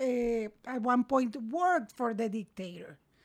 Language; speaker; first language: English; non-native, fluent; Spanish